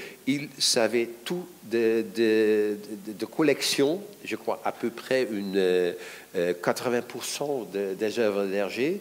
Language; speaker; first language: French; non-native, fluent; Dutch